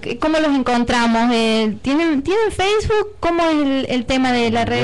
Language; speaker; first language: Spanish; native; Spanish